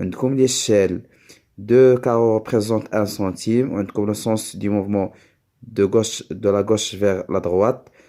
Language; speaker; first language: French; non-native, local second language; Arabic